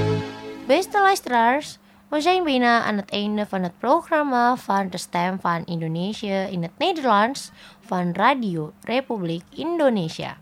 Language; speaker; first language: Dutch; non-native, fluent; Indonesian